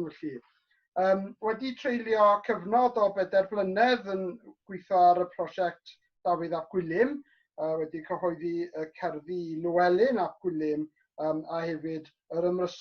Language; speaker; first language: Welsh; native; Welsh